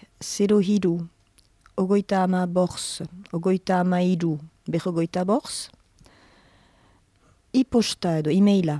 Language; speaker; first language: Basque; native; Basque